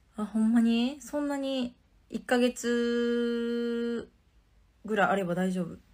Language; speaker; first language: Japanese; native; Japanese